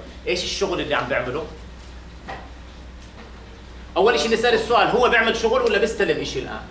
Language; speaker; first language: Arabic; native; Arabic